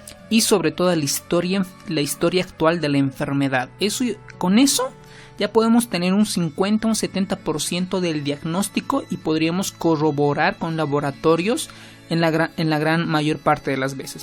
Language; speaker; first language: Spanish; native; Spanish